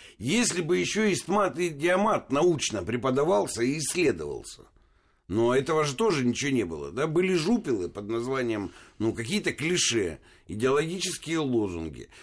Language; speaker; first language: Russian; native; Russian